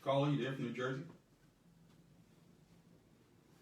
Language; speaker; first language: English; native; English